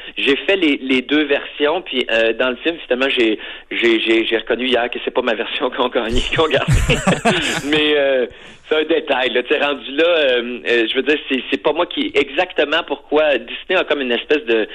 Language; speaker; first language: French; native; French